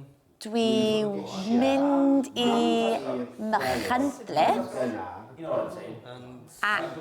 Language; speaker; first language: Welsh; non-native, learner; English